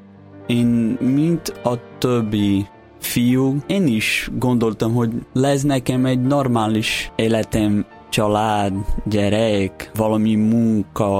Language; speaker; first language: Hungarian; non-native, learner; Portuguese